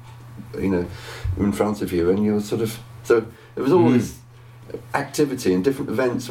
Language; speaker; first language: English; native; English